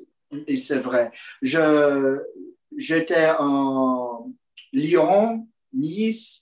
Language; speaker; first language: French; non-native, learner; Portuguese